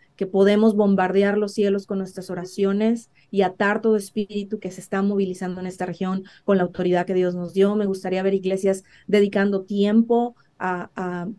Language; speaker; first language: Spanish; native; Spanish